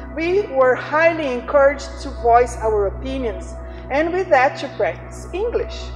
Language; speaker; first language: English; non-native, fluent; Portuguese